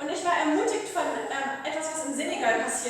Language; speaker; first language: German; native; German